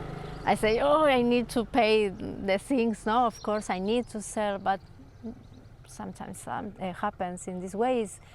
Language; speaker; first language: English; non-native, learner; Spanish